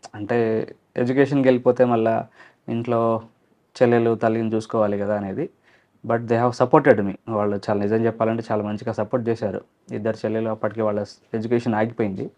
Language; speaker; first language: Telugu; non-native, local second language; Lambadi